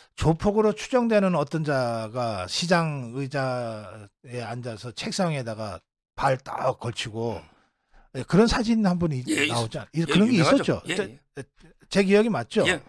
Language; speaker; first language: Korean; native; Korean